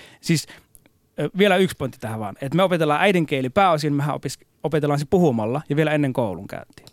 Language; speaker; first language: Finnish; native; Finnish